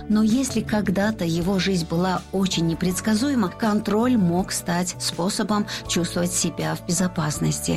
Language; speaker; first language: Russian; non-native, local second language; Tajik